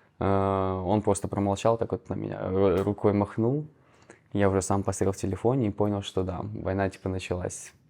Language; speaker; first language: Russian; native; Russian